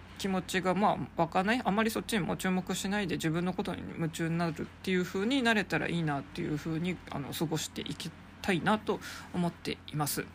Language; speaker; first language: Japanese; native; Japanese